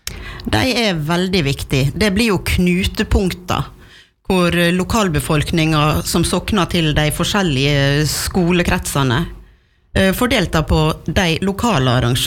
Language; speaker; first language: Norwegian; native; Norwegian